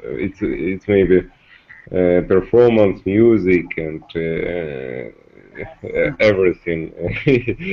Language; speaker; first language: English; non-native, learner; Russian